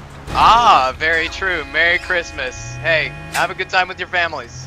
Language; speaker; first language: English; native; English